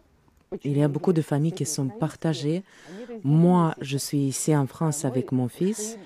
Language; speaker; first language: French; non-native, learner; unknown